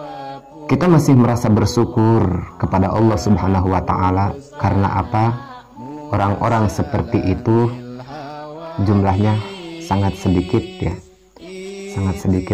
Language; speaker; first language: Indonesian; non-native, local second language; Sundanese